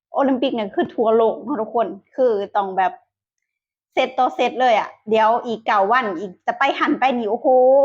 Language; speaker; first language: Thai; native; Thai